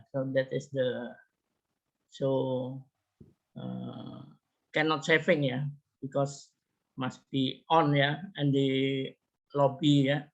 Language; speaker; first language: English; non-native, learner; Indonesian